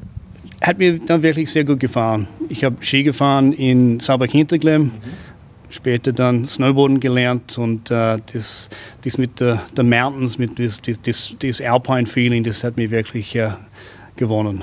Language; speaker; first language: German; non-native, fluent; English